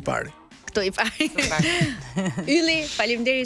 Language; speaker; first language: Albanian; native; Albanian